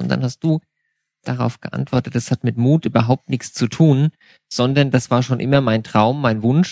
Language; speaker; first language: German; native; German